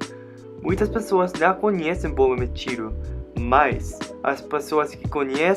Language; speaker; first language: Portuguese; non-native, learner; English